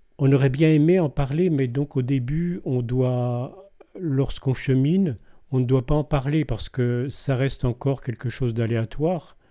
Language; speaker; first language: French; native; French